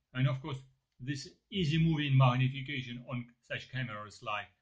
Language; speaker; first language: English; non-native, learner; Ukrainian